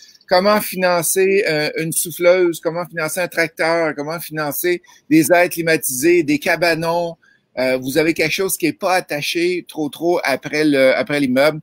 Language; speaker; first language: French; native; French